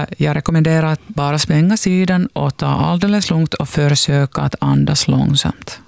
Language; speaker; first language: Swedish; non-native, local second language; Finnish